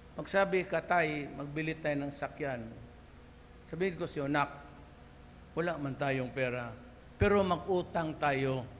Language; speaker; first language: Filipino; non-native, local second language; Cebuano